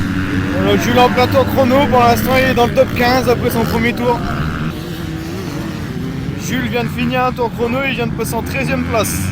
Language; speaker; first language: French; native; French